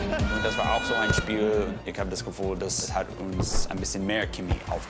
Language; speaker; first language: German; non-native, fluent; English